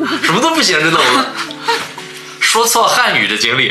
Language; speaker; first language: Chinese; native; Chinese